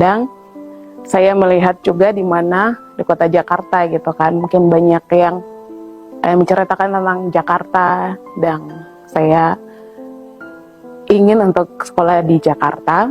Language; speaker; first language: Indonesian; non-native, local second language; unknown